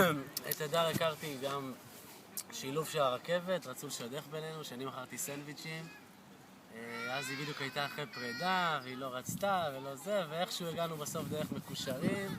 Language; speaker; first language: Hebrew; native; Hebrew